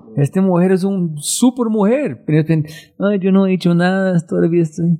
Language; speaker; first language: Spanish; non-native, learner; English